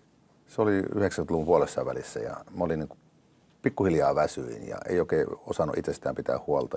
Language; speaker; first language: Finnish; native; Finnish